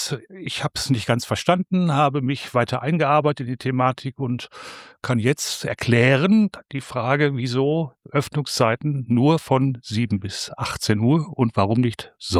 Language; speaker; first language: German; native; German